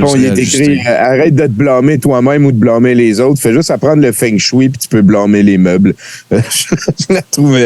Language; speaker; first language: French; native; French